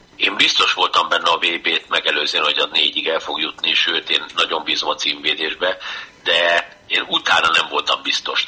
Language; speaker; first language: Hungarian; native; Hungarian